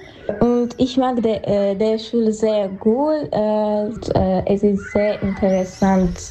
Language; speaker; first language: German; non-native, learner; Armenian